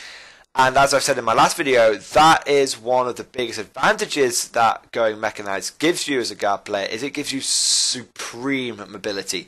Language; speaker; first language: English; native; English